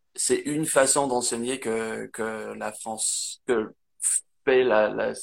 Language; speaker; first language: French; non-native, fluent; English